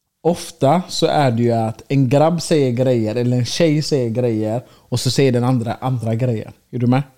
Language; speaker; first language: Swedish; early bilingual, other home language; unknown